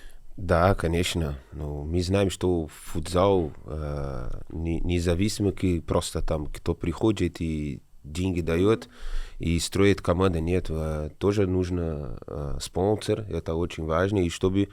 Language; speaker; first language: Russian; non-native, learner; Portuguese